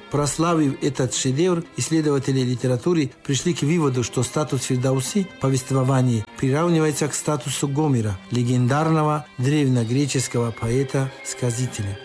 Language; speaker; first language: Russian; non-native, local second language; Tajik